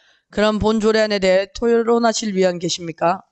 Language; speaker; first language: Korean; native; Korean